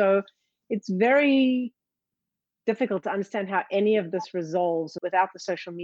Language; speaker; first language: English; native; English